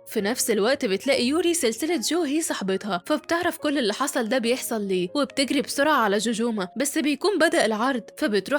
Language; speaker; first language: Arabic; native; Arabic